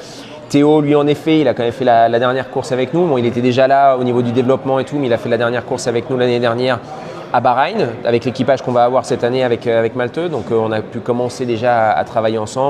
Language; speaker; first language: French; native; French